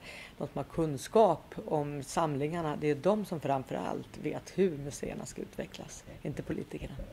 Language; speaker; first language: Swedish; native; Swedish